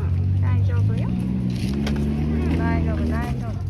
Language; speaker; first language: Japanese; native; Japanese